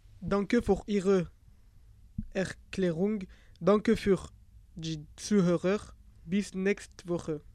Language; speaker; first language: German; non-native, learner; French